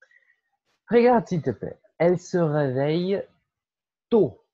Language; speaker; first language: French; non-native, fluent; Portuguese